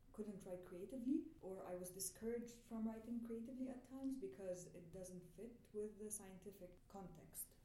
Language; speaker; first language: English; non-native, fluent; Arabic